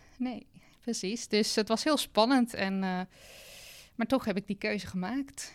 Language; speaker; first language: Dutch; non-native, fluent; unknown